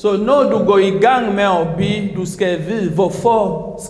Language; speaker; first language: Swedish; non-native, learner; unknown